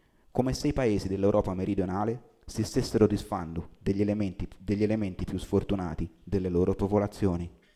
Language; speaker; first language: Italian; native; Italian